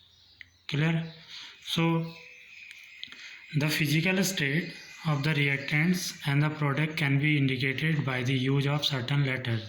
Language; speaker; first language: English; non-native, local second language; Hindi